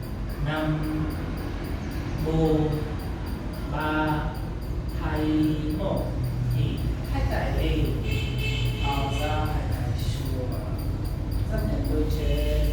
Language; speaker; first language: Vietnamese; non-native, learner; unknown